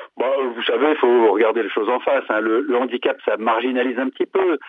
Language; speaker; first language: French; native; French